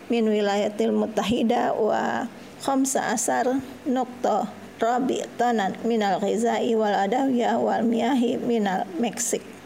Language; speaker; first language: Arabic; non-native, learner; Indonesian